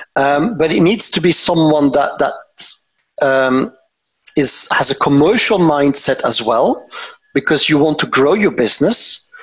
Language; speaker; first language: English; non-native, fluent; Dutch